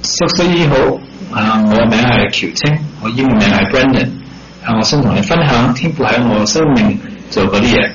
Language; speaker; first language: Chinese; early bilingual, heritage; Cantonese